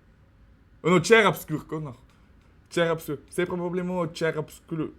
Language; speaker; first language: French; non-native, learner; Russian